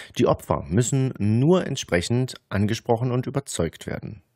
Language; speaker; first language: German; native; German